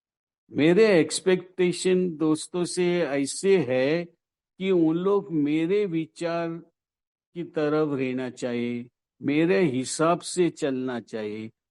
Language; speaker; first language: Hindi; non-native, local second language; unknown